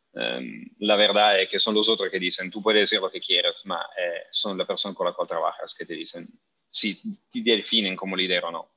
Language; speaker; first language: Spanish; non-native, fluent; Italian